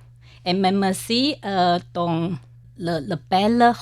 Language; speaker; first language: French; non-native, learner; Chinese